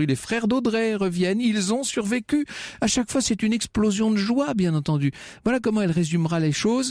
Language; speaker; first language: French; native; French